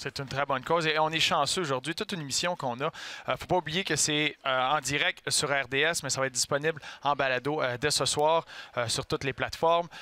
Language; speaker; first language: French; native; French